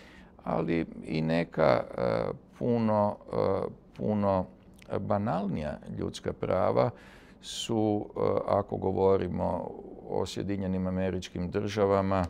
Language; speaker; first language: Serbian; native; Serbian